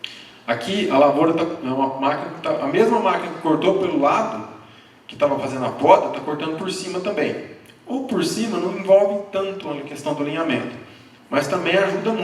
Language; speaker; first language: Portuguese; native; Portuguese